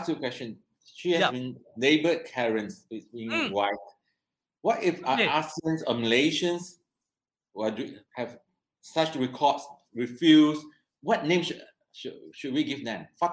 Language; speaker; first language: English; non-native, local second language; Cantonese